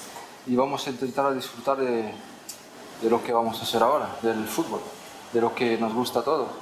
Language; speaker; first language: Spanish; non-native, fluent; French